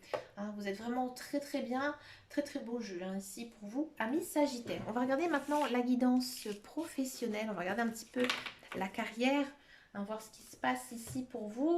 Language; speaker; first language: French; native; French